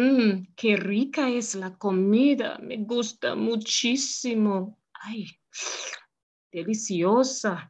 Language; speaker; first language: Spanish; non-native, fluent; English